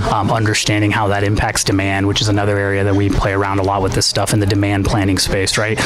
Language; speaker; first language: English; native; English